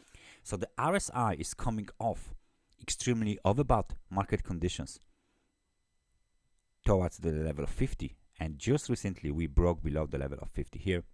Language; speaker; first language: English; non-native, fluent; Polish